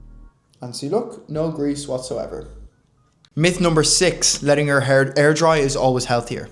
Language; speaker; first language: English; native; English